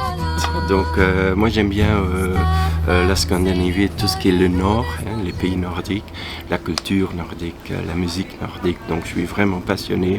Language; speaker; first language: French; non-native, fluent; Swedish